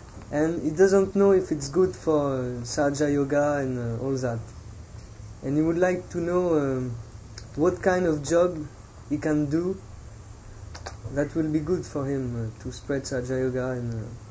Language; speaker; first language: English; non-native, fluent; French